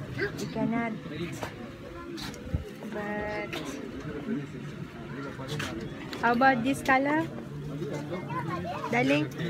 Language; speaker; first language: English; non-native, local second language; Filipino